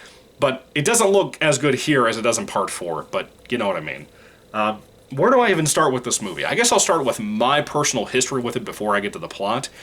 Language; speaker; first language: English; native; English